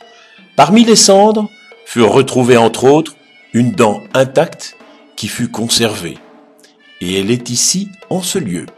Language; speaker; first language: French; native; French